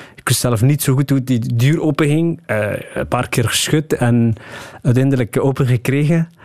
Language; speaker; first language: Dutch; early bilingual, other home language; Somali